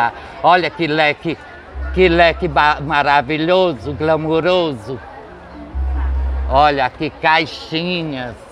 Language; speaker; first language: Portuguese; native; Portuguese